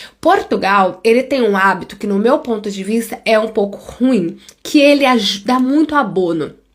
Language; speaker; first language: Portuguese; native; Portuguese